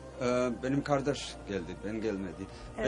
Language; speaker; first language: Turkish; early bilingual, heritage; Turkish